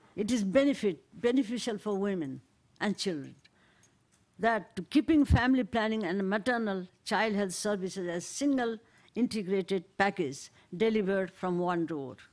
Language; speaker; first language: English; non-native, local second language; Nepali